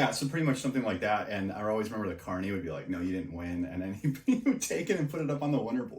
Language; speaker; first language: English; native; English